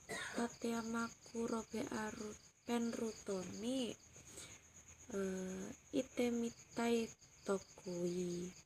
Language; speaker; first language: Japanese; non-native, learner; Indonesian